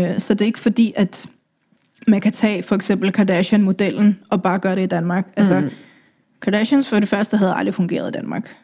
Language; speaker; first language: Danish; early bilingual, other home language; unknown